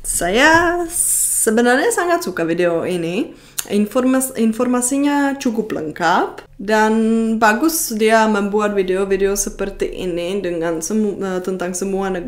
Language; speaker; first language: Indonesian; non-native, fluent; Czech